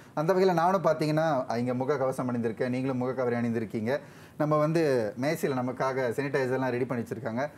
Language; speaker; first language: Tamil; native; Tamil